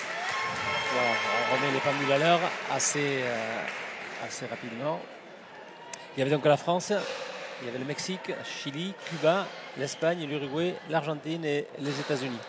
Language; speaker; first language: French; native; French